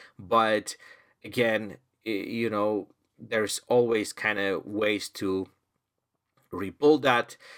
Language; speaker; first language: English; non-native, fluent; Polish